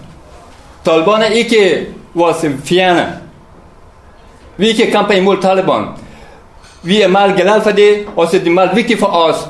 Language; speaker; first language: Danish; non-native, learner; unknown